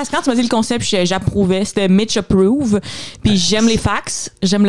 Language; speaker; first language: French; native; French